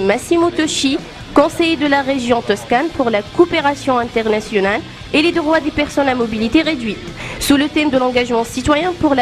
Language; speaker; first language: French; non-native, local second language; Arabic